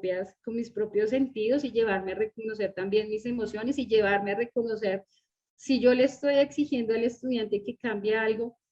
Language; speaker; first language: Spanish; native; Spanish